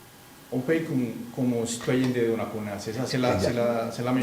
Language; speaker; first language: French; non-native, fluent; Spanish